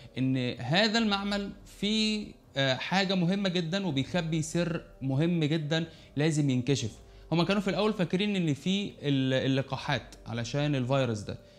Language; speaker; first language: Arabic; native; Arabic